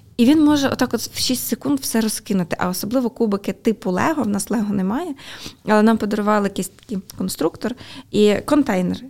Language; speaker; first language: Ukrainian; native; Ukrainian